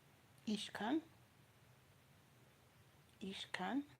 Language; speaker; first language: German; non-native, learner; English